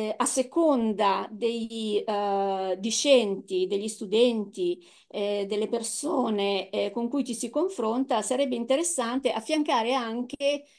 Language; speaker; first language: Italian; native; Italian